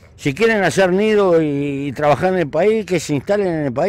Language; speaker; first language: Spanish; native; Spanish